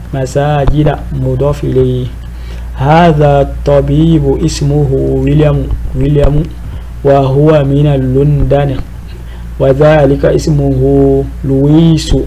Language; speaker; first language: Arabic; non-native, learner; French